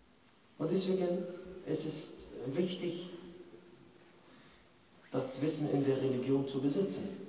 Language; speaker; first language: German; non-native, fluent; Arabic